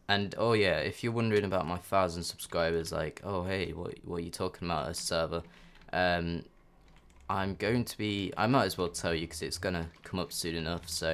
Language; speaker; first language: English; native; English